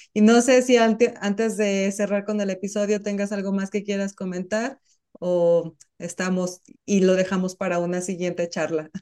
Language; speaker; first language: Spanish; native; Spanish